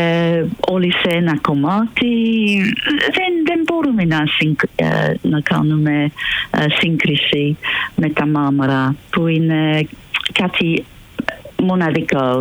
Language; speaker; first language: Greek; non-native, fluent; English